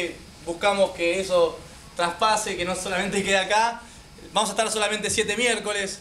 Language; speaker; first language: Spanish; native; Spanish